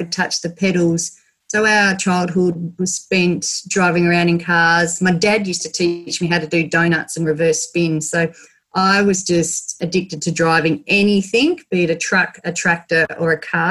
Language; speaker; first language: English; native; English